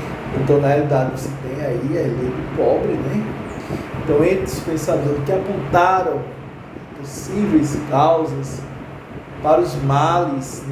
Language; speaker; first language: Portuguese; native; Portuguese